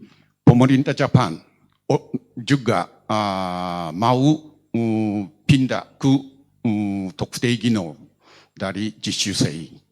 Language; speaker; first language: Indonesian; non-native, learner; Japanese